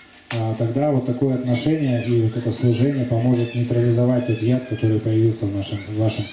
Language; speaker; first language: Russian; native; Russian